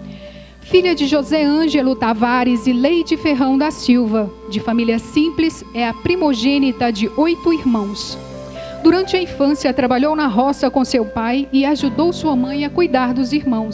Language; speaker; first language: Portuguese; native; Portuguese